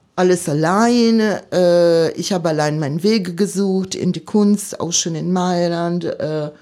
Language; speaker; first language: German; non-native, fluent; Italian